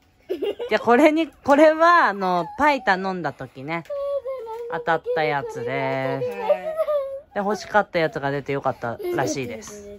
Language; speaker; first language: Japanese; native; Japanese